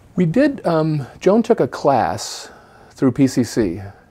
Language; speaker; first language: English; native; English